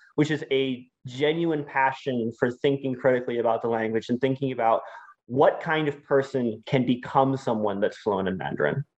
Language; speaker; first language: English; native; English